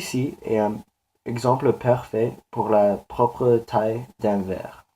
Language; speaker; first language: French; non-native, learner; English